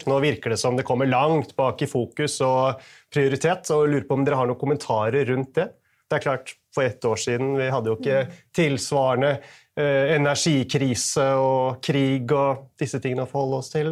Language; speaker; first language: Norwegian; native; Norwegian